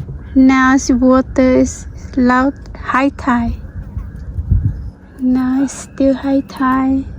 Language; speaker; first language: English; non-native, learner; Hmong